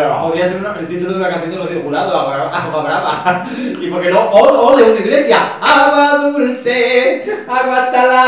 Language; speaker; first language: Spanish; native; Spanish